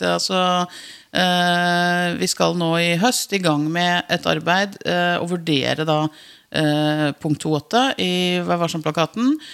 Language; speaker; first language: Norwegian; native; Norwegian